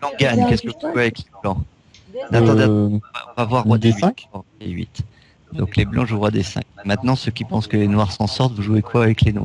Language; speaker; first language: French; native; French